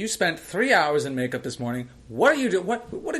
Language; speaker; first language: English; native; English